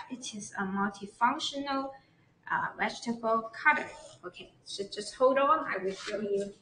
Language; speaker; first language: English; non-native, learner; Chinese